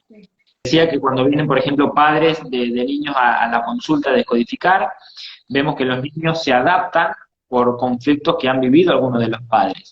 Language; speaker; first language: Spanish; native; Spanish